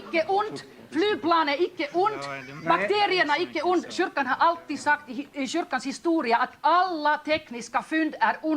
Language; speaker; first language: Swedish; non-native, local second language; Finnish